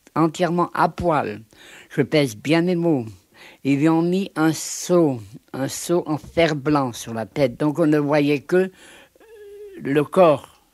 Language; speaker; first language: French; native; French